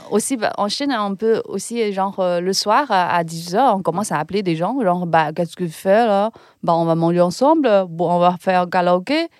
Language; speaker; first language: French; non-native, fluent; Chinese